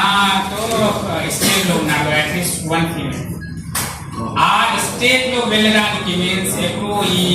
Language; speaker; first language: Telugu; non-native, learner; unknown